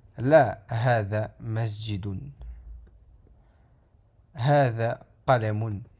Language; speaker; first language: Arabic; non-native, fluent; French